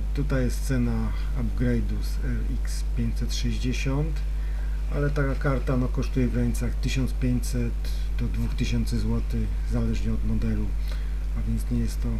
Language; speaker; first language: Polish; native; Polish